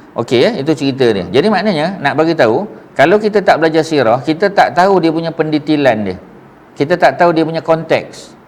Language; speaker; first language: Malay; native; Malay